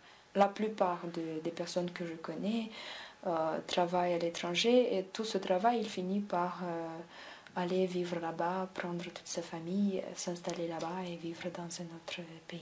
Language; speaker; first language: French; non-native, fluent; Romanian